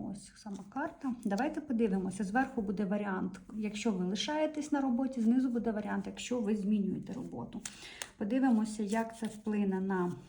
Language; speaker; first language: Ukrainian; non-native, local second language; Russian